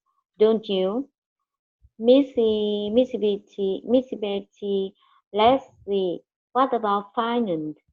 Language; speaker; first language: English; non-native, learner; Vietnamese